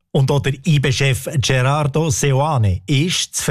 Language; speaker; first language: German; native; German